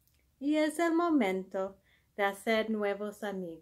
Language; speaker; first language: Spanish; early bilingual, heritage; Spanish